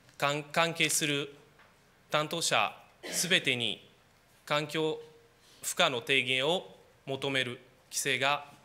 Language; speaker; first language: Japanese; non-native, fluent; Romanian